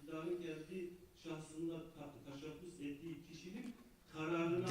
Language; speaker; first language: Turkish; native; Turkish